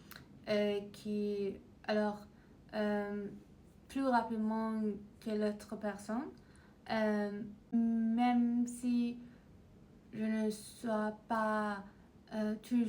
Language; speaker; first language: French; non-native, learner; Persian